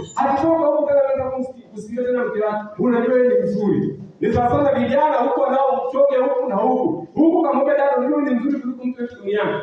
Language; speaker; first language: Swahili; non-native, local second language; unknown